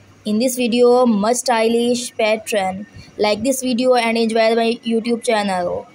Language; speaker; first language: English; non-native, local second language; Urdu